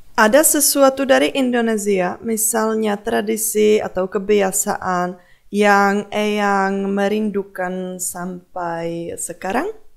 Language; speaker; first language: Indonesian; non-native, fluent; Czech